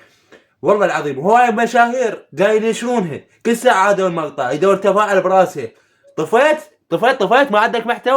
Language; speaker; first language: Arabic; native; Arabic